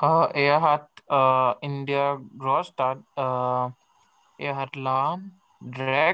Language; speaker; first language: German; non-native, learner; Hindi